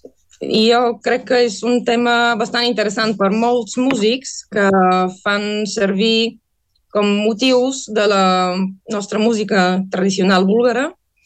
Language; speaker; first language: Catalan; non-native, fluent; Bulgarian